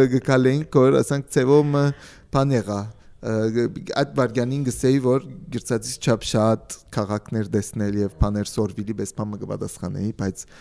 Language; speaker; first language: Armenian; early bilingual, heritage; Armenian